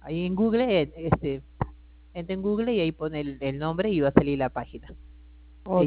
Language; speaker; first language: Spanish; native; Spanish